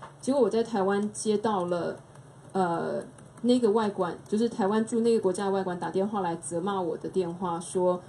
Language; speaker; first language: Chinese; native; Chinese